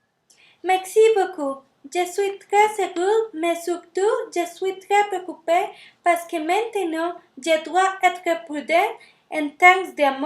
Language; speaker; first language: French; non-native, learner; Spanish